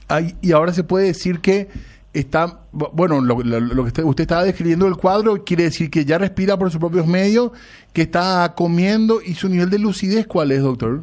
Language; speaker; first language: Spanish; native; Spanish